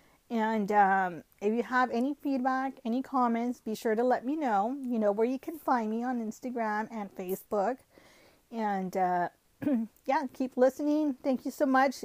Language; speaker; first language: English; early bilingual, other home language; Spanish